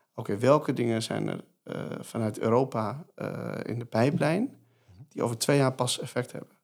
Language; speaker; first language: Dutch; non-native, fluent; Persian